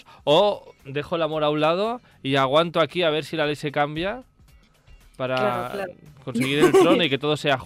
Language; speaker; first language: Spanish; native; Spanish